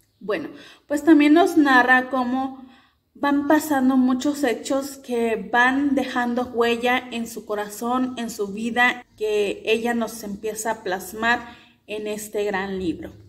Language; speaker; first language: Spanish; native; Spanish